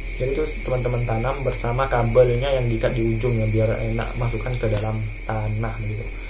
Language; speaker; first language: Indonesian; non-native, local second language; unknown